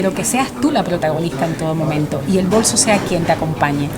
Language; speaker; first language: Spanish; native; Spanish